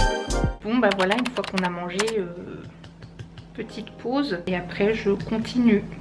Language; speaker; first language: French; native; French